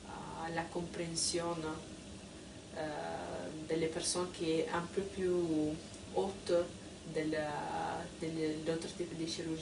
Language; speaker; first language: French; non-native, fluent; Italian